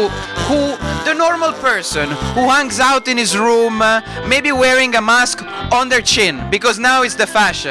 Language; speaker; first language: English; non-native, fluent; Italian